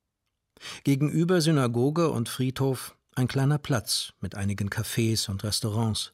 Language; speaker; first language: German; native; German